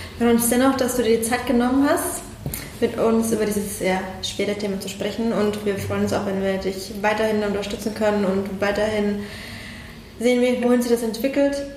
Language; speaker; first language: German; early bilingual, other home language; Persian